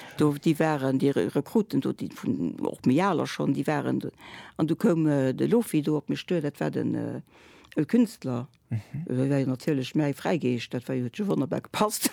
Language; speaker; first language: Luxembourgish; early bilingual, other home language; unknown